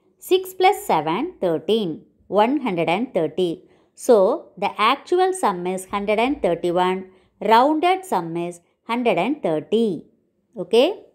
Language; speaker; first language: English; non-native, local second language; Tamil